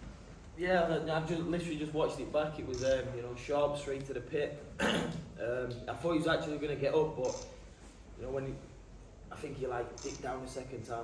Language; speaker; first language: English; native; English